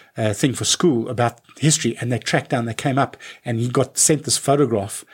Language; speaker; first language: English; native; English